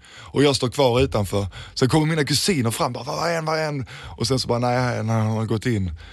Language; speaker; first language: Swedish; early bilingual, other home language; Danish